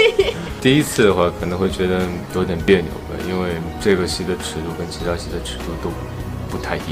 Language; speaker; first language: Chinese; native; Chinese